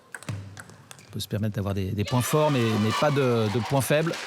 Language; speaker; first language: French; native; French